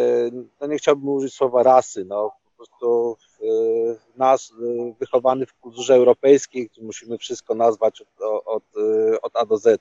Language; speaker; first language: Polish; native; Polish